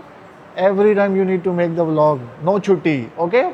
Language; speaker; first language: English; non-native, fluent; Urdu